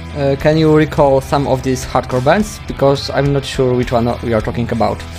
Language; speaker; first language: English; non-native, fluent; Polish